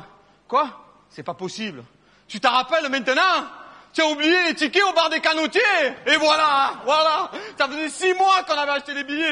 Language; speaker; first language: French; native; French